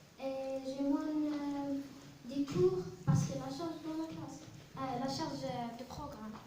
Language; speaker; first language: French; non-native, learner; Arabic